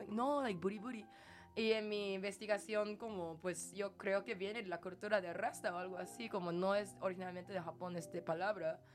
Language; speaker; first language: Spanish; early bilingual, heritage; Spanish